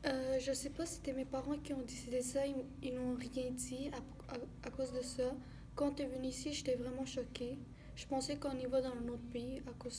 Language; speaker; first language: French; early bilingual, other home language; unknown